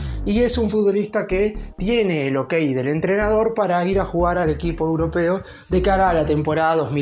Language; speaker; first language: Spanish; native; Spanish